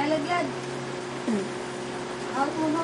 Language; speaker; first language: Filipino; native; Filipino